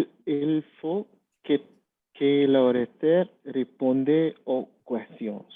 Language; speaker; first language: French; non-native, learner; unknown